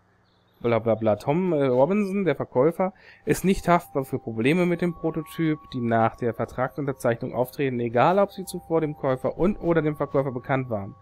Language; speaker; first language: German; native; German